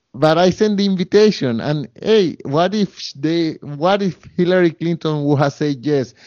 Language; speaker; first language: English; non-native, fluent; Spanish